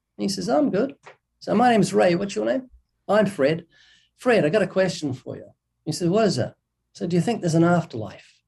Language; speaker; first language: English; native; English